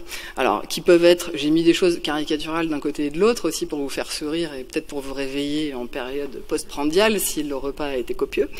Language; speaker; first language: French; native; French